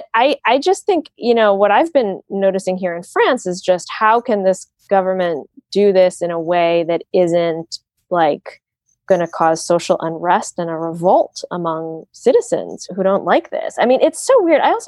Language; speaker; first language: English; native; English